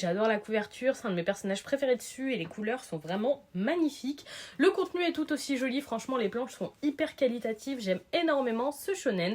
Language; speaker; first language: French; native; French